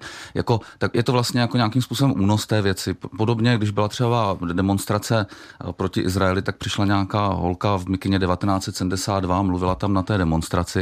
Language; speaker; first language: Czech; native; Czech